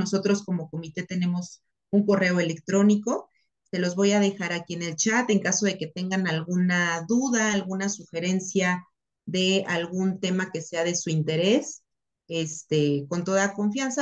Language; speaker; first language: Spanish; native; Spanish